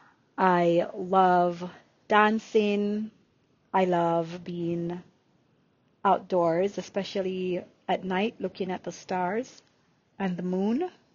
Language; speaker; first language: English; non-native, local second language; Jamaican Creole English